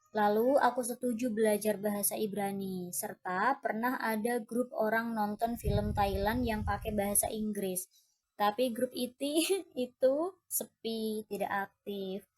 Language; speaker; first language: Indonesian; non-native, fluent; Thai